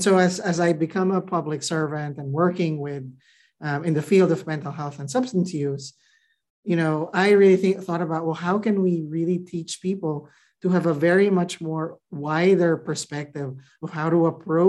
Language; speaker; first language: English; non-native, local second language; Filipino